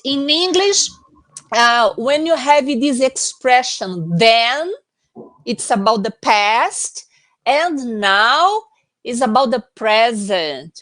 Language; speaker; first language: English; non-native, fluent; Portuguese